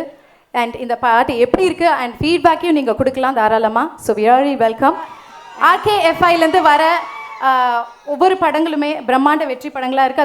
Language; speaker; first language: Tamil; native; Tamil